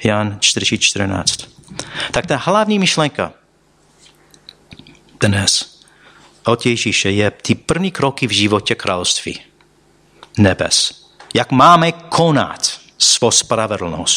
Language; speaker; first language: Czech; non-native, fluent; English